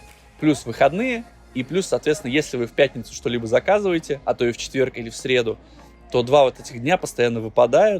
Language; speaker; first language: Russian; native; Russian